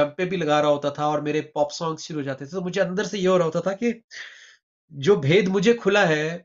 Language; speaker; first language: Urdu; native; Urdu